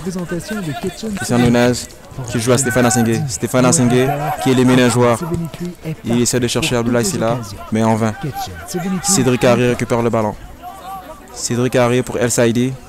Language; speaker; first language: French; native; French